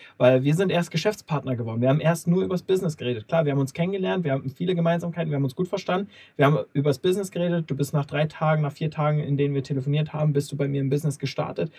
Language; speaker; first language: German; native; German